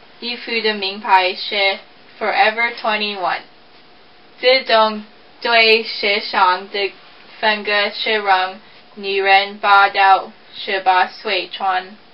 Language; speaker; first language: Chinese; non-native, learner; English